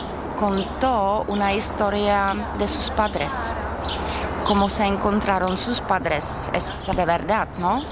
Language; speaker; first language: Spanish; non-native, fluent; Czech